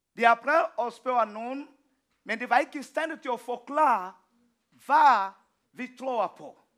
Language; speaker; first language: Danish; non-native, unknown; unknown